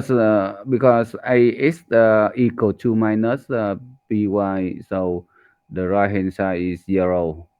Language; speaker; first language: English; non-native, learner; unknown